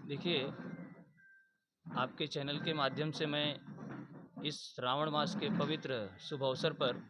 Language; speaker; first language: Hindi; native; Hindi